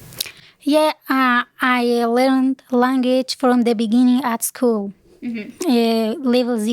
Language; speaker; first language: English; non-native, learner; Kurdish